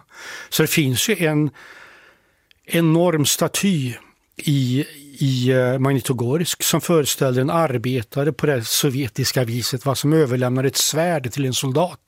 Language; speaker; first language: Swedish; native; Swedish